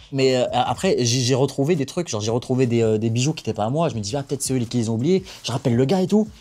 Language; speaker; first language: French; native; French